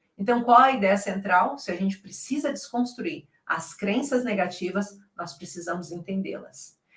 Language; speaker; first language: Portuguese; native; Portuguese